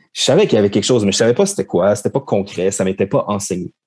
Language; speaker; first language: French; native; French